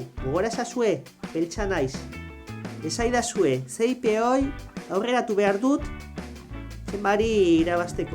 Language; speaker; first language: Basque; non-native, local second language; Spanish